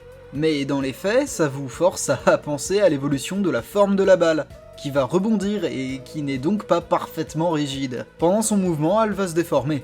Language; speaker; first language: French; native; French